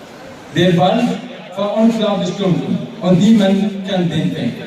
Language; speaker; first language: German; non-native, learner; Arabic